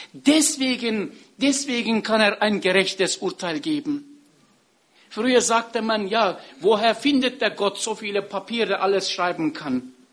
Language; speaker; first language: German; non-native, fluent; Turkish